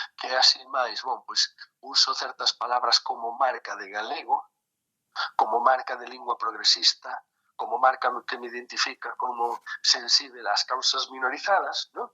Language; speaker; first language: Galician; native; Galician